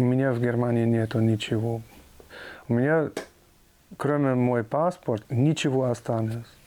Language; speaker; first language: Russian; non-native, fluent; German